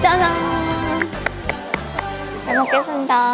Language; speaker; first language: Korean; non-native, fluent; Japanese